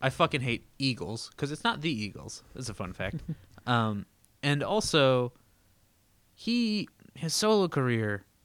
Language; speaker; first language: English; native; English